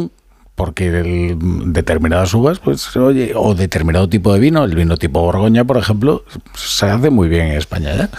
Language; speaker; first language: Spanish; native; Spanish